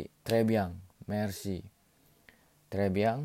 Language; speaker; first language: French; non-native, learner; Indonesian